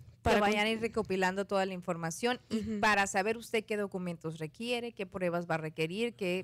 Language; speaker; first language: Spanish; native; Spanish